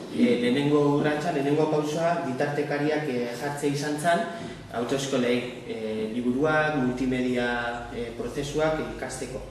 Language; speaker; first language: Basque; native; Basque